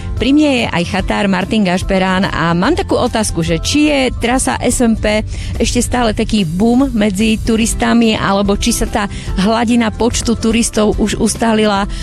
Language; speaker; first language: Slovak; native; Slovak